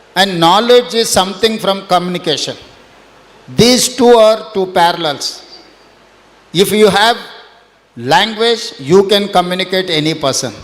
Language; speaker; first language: English; non-native, local second language; Telugu